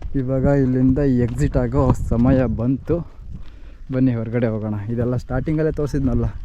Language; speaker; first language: Kannada; native; Kannada